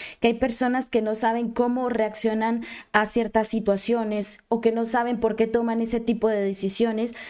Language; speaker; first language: Spanish; native; Spanish